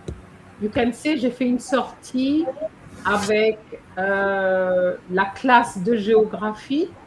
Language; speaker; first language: French; non-native, fluent; English